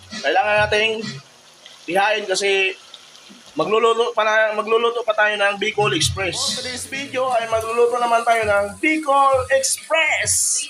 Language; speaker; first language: Filipino; non-native, local second language; Bikol